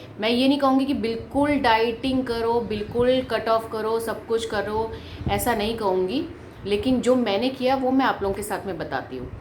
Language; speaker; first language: Hindi; non-native, local second language; Malayalam